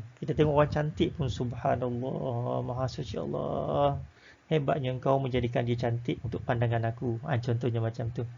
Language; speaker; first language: Malay; native; Malay